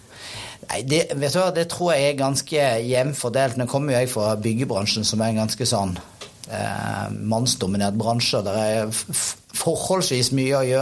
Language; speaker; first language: Norwegian; native; Norwegian